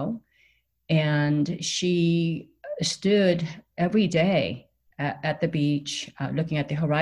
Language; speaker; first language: English; non-native, fluent; Korean